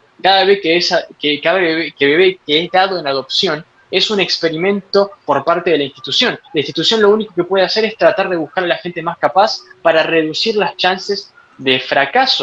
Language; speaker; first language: Spanish; native; Spanish